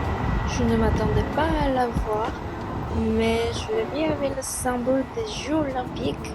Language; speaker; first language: French; non-native, fluent; Korean